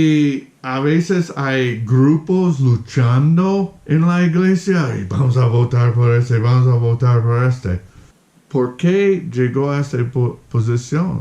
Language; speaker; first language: Spanish; non-native, fluent; English